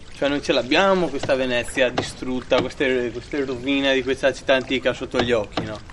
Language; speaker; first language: Italian; native; Italian